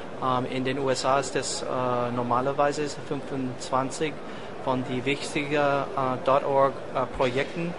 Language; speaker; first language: German; non-native, learner; English